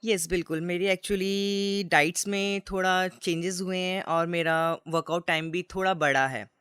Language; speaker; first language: Hindi; native; Hindi